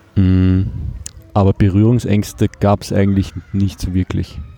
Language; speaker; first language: German; native; German